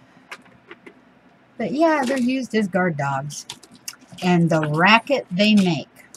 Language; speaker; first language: English; native; English